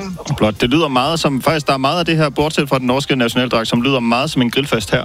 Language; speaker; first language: Danish; native; Danish